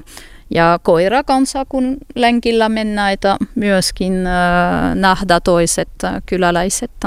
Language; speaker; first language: Finnish; non-native, fluent; French